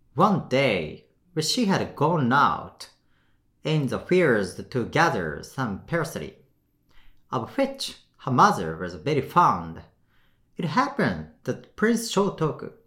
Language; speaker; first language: English; non-native, fluent; Japanese